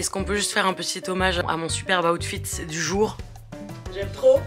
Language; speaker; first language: French; native; French